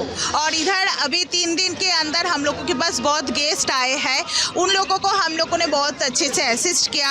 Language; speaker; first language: Hindi; non-native, local second language; Bangla